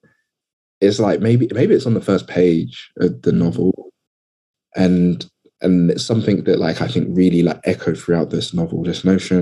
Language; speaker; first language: English; native; English